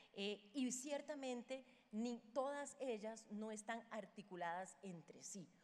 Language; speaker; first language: Spanish; native; Spanish